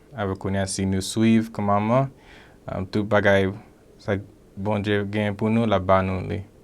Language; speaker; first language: Haitian Creole; early bilingual, heritage; Haitian Creole